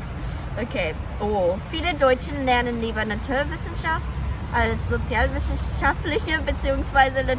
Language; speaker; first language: German; non-native, learner; Japanese